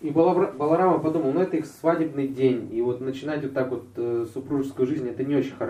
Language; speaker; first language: Russian; native; Russian